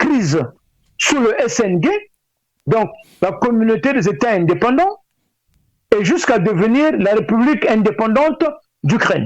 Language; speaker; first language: French; non-native, local second language; Lingala